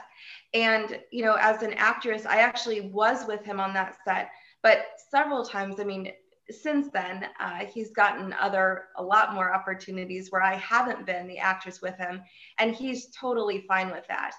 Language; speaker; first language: English; native; English